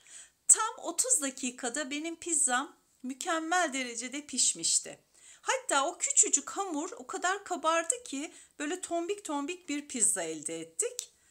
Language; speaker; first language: Turkish; native; Turkish